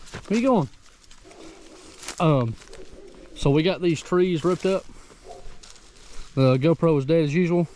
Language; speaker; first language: English; native; English